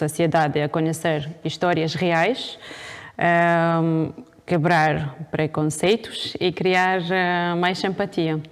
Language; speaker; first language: Portuguese; non-native, fluent; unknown